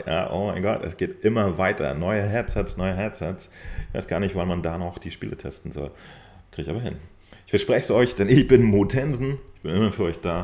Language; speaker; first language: German; native; German